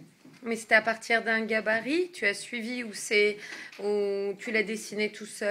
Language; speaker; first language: French; native; French